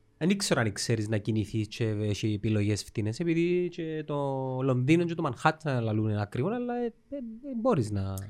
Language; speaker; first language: Greek; native; Greek